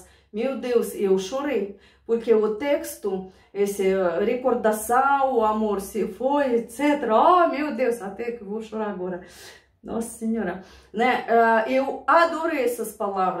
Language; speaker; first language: Portuguese; non-native, learner; Russian